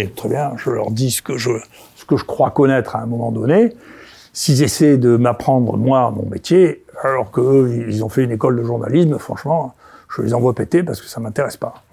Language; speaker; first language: French; native; French